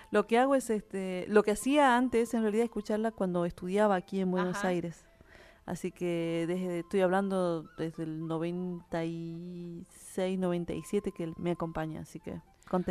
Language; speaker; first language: Spanish; native; Spanish